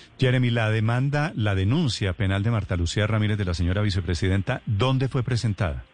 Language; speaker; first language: Spanish; native; Spanish